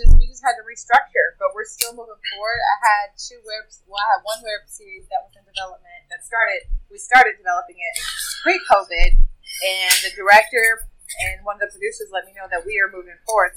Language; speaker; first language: English; native; English